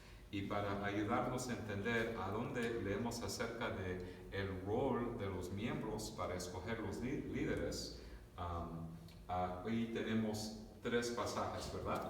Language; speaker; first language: Spanish; early bilingual, other home language; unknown